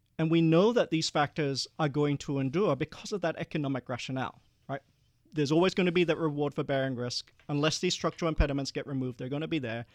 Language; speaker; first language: English; early bilingual, other home language; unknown